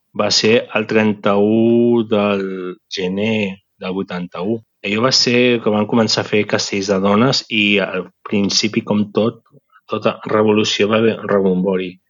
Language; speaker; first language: Catalan; native; Catalan